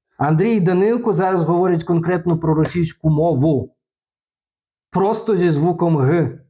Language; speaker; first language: Ukrainian; non-native, local second language; Russian